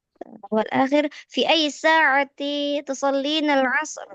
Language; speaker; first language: Arabic; non-native, learner; Indonesian